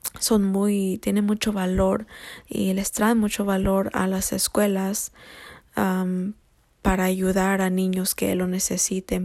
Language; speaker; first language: Spanish; early bilingual, heritage; Spanish